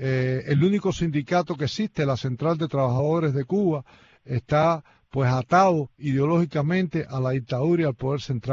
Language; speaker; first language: Spanish; native; Spanish